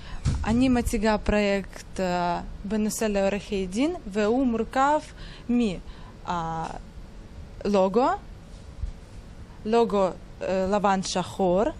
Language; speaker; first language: Hebrew; non-native, learner; Russian